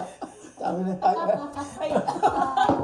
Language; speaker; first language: Japanese; native; Japanese